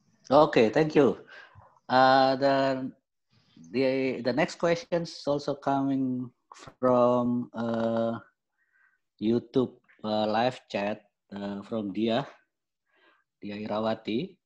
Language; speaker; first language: English; non-native, fluent; Indonesian